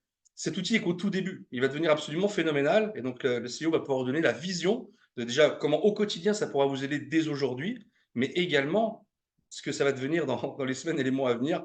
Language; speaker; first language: French; native; French